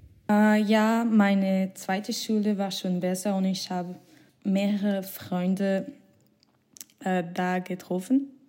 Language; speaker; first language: German; non-native, learner; French